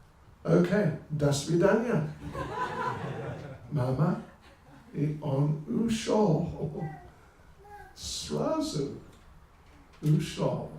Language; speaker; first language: Russian; non-native, learner; English